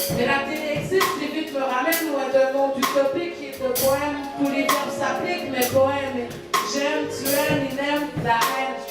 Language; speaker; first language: French; early bilingual, other home language; Haitian Creole